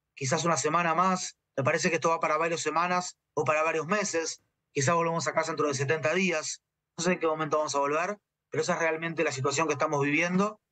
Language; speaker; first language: Spanish; native; Spanish